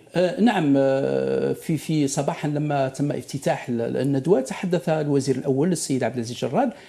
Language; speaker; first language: Arabic; native; Arabic